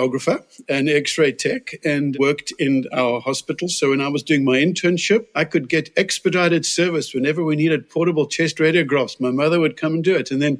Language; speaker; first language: English; native; English